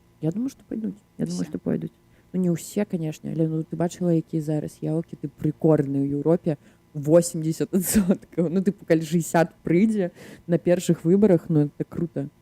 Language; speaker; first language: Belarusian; non-native, local second language; Russian